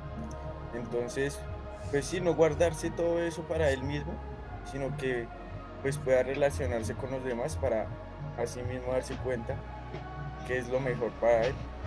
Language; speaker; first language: Spanish; native; Spanish